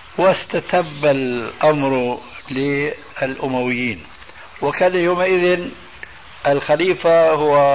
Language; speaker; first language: Arabic; early bilingual, other home language; Albanian